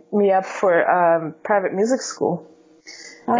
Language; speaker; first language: English; non-native, fluent; Portuguese